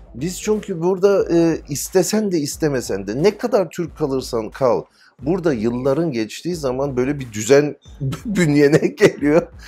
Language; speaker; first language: Turkish; early bilingual, heritage; Turkish